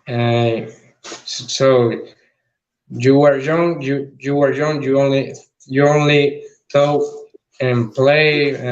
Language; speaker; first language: English; non-native, learner; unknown